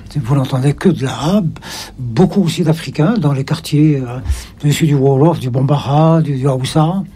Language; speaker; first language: French; non-native, local second language; Arabic